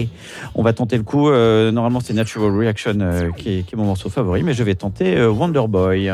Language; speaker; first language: French; native; French